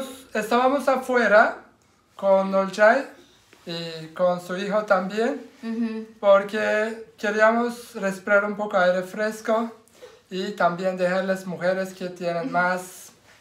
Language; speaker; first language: Spanish; non-native, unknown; Turkish